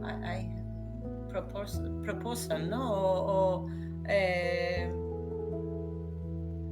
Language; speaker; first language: English; non-native, learner; Spanish